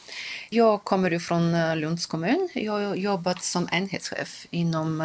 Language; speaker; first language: Swedish; non-native, local second language; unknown